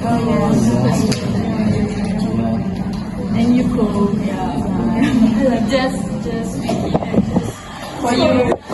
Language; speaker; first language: English; non-native, learner; Indonesian